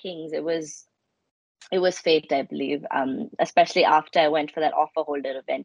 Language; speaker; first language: English; non-native, local second language; Malayalam